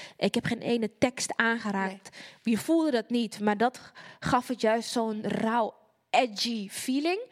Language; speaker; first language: Dutch; native; Dutch